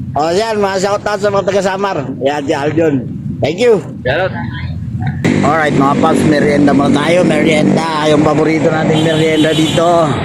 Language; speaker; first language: Filipino; non-native, local second language; Cebuano